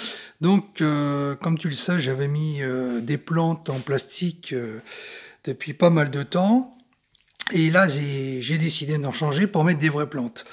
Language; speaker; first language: French; native; French